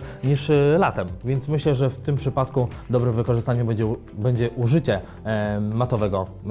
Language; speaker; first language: Polish; native; Polish